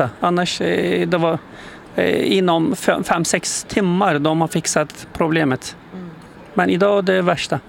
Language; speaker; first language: Swedish; non-native, learner; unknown